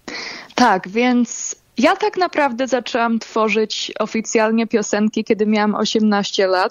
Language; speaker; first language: Polish; early bilingual, heritage; Polish